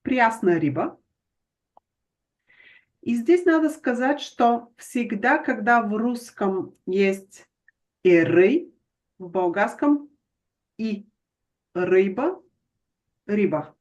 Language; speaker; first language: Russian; non-native, fluent; Bulgarian